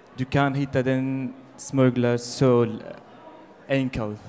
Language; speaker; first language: Swedish; non-native, learner; Arabic